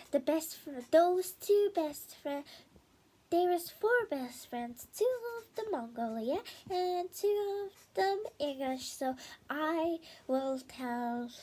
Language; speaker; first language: English; non-native, learner; Mongolian